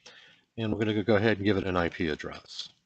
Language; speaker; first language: English; native; English